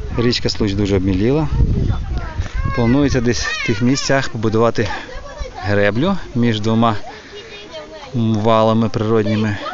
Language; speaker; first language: Ukrainian; native; Ukrainian